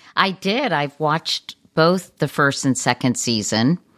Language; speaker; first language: English; native; English